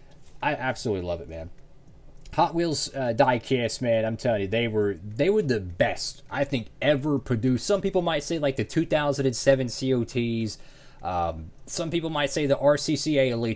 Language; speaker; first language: English; native; English